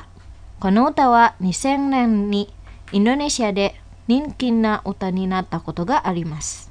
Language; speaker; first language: Japanese; non-native, fluent; Indonesian